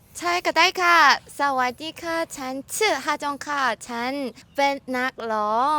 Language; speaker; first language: Thai; non-native, learner; Korean